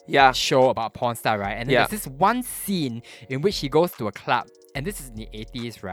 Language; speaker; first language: English; native; English